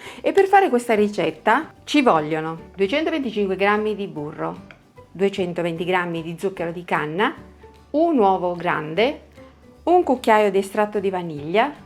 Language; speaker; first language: Italian; native; Italian